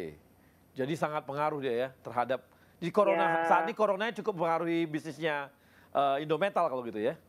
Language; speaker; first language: Indonesian; native; Indonesian